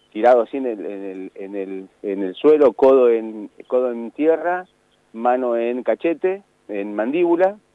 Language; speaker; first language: Spanish; native; Spanish